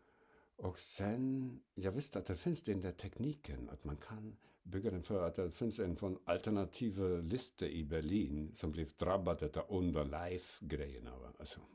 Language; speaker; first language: Swedish; non-native, fluent; German